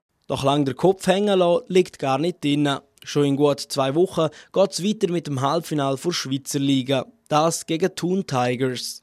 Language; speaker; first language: German; native; German